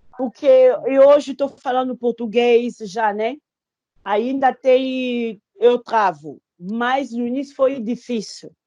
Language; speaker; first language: Portuguese; non-native, fluent; Lingala